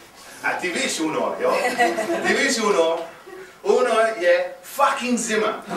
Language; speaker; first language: Czech; non-native, learner; English